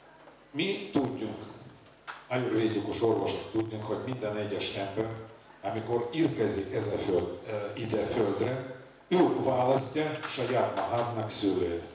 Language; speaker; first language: Hungarian; non-native, learner; Russian